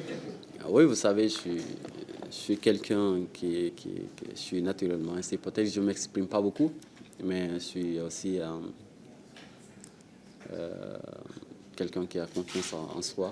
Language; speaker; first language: French; non-native, local second language; Wolof